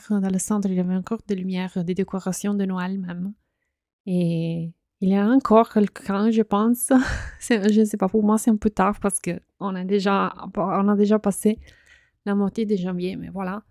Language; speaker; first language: French; non-native, fluent; Italian